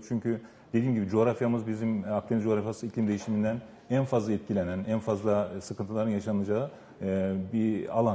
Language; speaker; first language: Turkish; native; Turkish